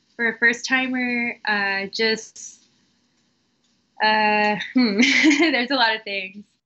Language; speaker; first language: English; early bilingual, other home language; Spanish